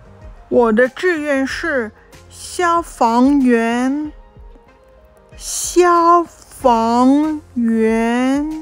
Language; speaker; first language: Chinese; non-native, local second language; Cantonese